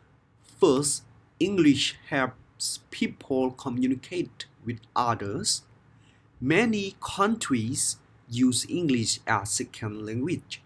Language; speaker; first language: English; non-native, fluent; Khmer